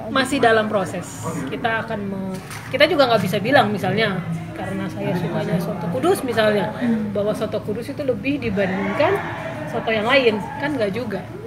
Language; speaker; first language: Indonesian; native; Indonesian